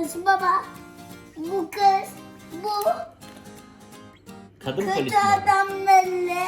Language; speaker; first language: Turkish; early bilingual, heritage; Turkish